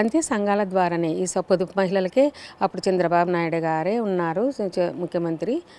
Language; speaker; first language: Telugu; native; Telugu